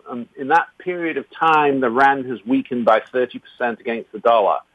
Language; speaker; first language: English; native; English